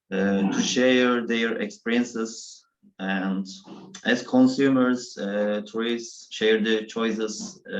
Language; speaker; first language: English; non-native, learner; Turkish